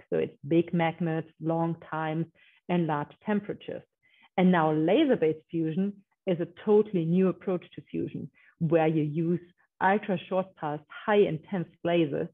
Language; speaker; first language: English; non-native, fluent; German